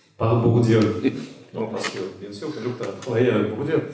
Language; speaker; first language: French; non-native, fluent; Russian